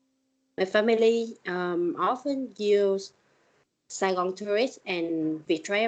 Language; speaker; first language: English; non-native, learner; Vietnamese